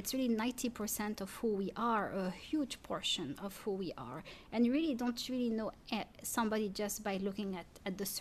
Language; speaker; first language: English; non-native, fluent; French